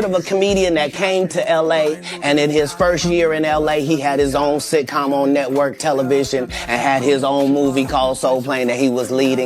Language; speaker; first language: English; native; English